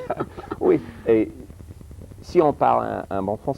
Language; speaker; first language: French; early bilingual, heritage; English